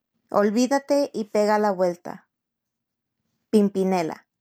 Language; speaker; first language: Spanish; early bilingual, heritage; Spanish